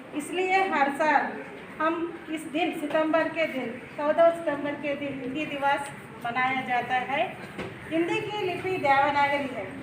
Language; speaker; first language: Hindi; non-native, local second language; Telugu